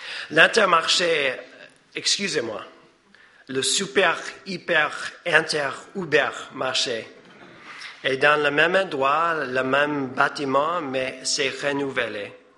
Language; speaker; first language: French; non-native, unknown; English